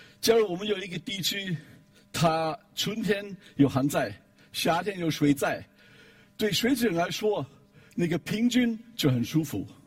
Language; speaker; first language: Chinese; non-native, fluent; German